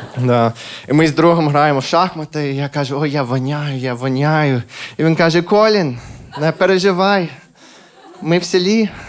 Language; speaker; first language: Ukrainian; non-native, fluent; English